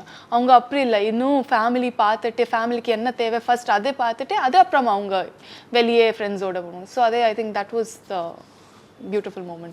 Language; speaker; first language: Tamil; non-native, learner; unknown